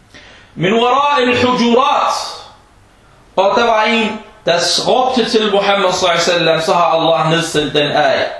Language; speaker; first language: Danish; non-native, fluent; Arabic